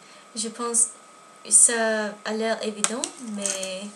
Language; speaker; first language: French; non-native, learner; English